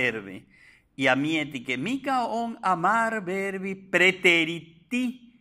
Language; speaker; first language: Finnish; non-native, fluent; Spanish